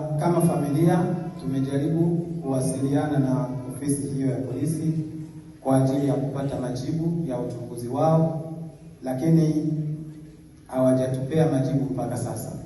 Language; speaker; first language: Swahili; non-native, local second language; Bembe